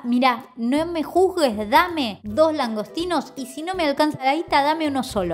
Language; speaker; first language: Spanish; native; Spanish